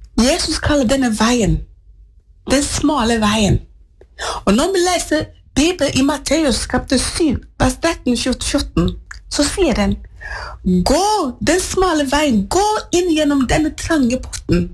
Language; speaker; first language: Norwegian; non-native, fluent; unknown